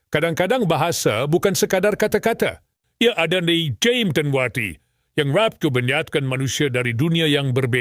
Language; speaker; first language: Malay; native; Malay